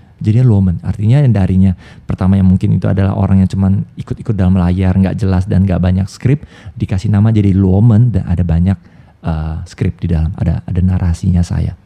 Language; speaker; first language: Indonesian; native; Indonesian